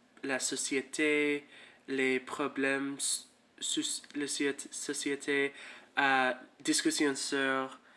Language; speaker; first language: French; non-native, learner; English